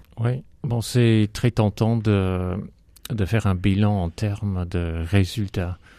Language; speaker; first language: French; non-native, fluent; English